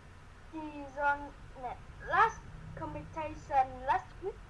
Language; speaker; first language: English; non-native, learner; Vietnamese